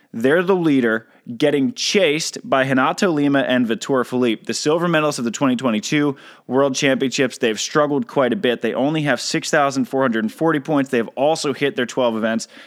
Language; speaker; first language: English; native; English